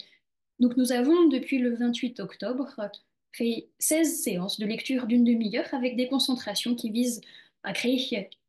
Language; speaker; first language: French; native; French